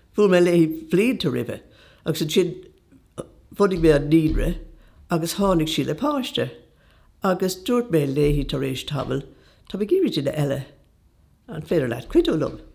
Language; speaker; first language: Irish; non-native, local second language; English